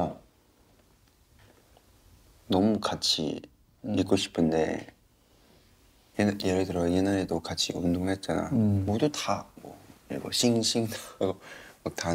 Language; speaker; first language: Korean; non-native, fluent; Cantonese